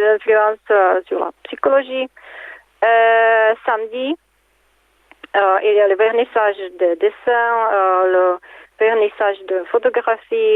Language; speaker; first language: French; non-native, fluent; Czech